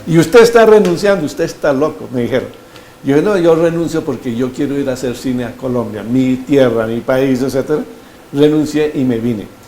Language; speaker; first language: Spanish; native; Spanish